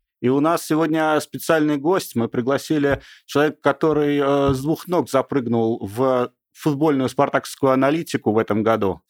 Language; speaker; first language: Russian; native; Russian